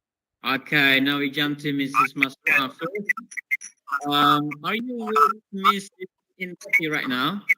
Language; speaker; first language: English; non-native, fluent; Indonesian